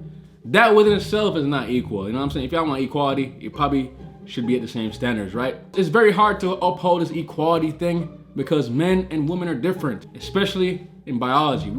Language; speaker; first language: English; native; English